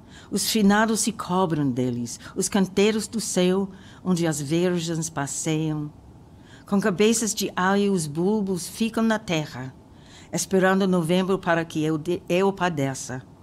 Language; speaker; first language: Portuguese; non-native, fluent; English